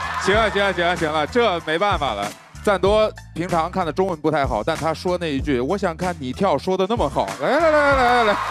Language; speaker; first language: Chinese; native; Chinese